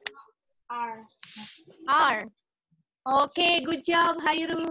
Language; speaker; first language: English; non-native, learner; Indonesian